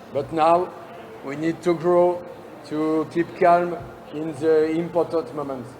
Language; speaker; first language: English; non-native, learner; French